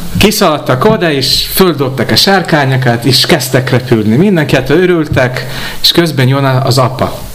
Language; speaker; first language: Hungarian; non-native, fluent; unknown